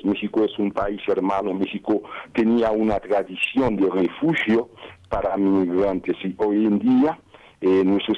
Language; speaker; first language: Spanish; non-native, fluent; Haitian Creole